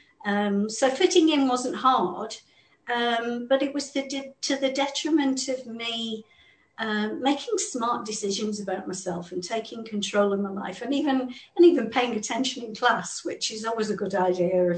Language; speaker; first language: English; native; English